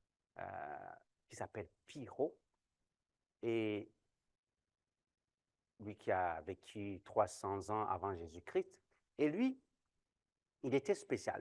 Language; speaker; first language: French; non-native, local second language; Kinyarwanda